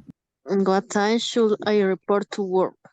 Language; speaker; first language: English; non-native, learner; Spanish